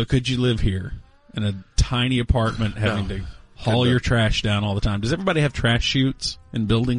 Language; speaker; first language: English; native; English